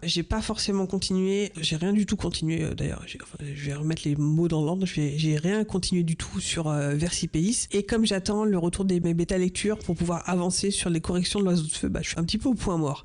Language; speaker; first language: French; native; French